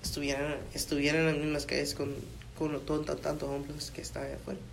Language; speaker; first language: Spanish; early bilingual, heritage; Spanish